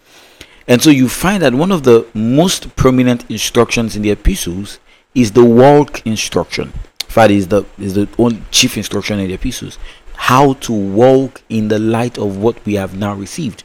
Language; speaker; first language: English; non-native, local second language; Yoruba